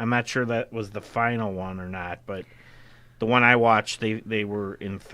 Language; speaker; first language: English; native; English